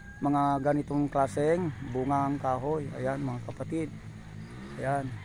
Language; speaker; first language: Filipino; non-native, local second language; Iloko